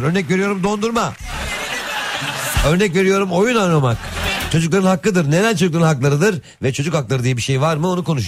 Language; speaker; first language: Turkish; native; Turkish